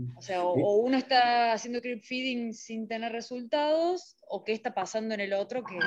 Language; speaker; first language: Spanish; native; Spanish